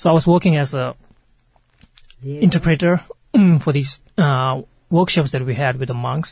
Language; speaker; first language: English; non-native, local second language; Tibetan